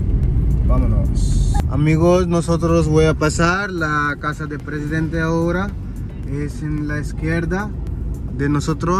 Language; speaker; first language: Spanish; non-native, learner; Hindi